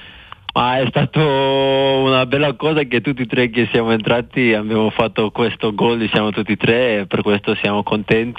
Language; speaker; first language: Italian; non-native, fluent; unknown